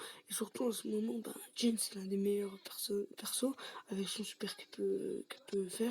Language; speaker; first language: French; native; French